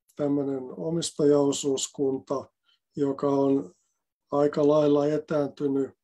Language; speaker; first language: Finnish; native; Finnish